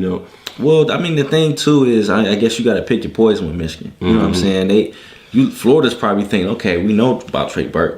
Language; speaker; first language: English; native; English